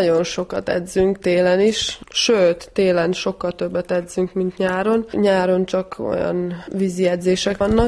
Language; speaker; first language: Hungarian; early bilingual, heritage; Hungarian